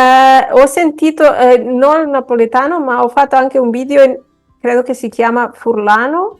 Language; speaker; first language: Italian; non-native, fluent; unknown